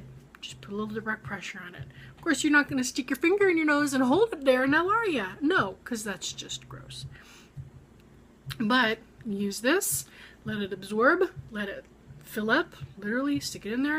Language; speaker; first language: English; native; English